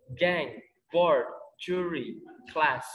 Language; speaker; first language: English; non-native, fluent; Indonesian